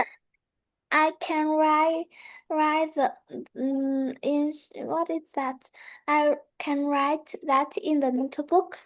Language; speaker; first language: English; non-native, learner; Vietnamese